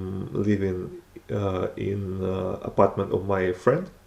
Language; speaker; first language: English; non-native, learner; Russian